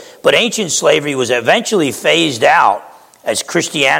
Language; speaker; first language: English; native; English